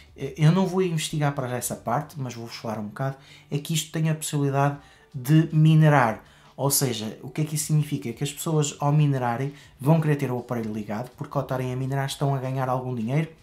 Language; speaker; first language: Portuguese; native; Portuguese